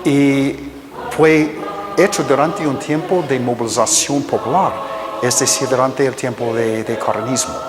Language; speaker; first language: Spanish; non-native, fluent; English